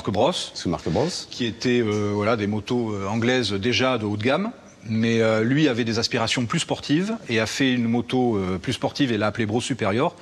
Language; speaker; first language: French; native; French